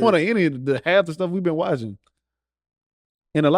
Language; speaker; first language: English; native; English